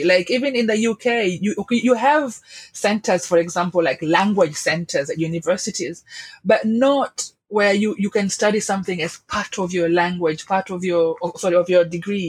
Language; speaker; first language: English; non-native, local second language; Swahili